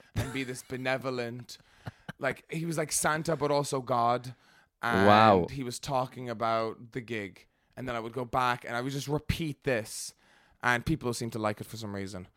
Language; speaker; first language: English; native; English